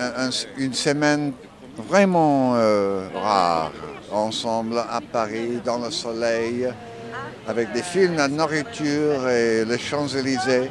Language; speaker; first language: French; non-native, learner; English